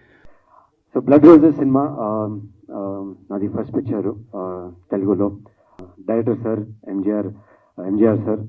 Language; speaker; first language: Telugu; non-native, learner; Kannada